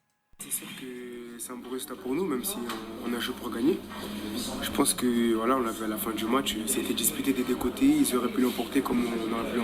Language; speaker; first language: French; native; French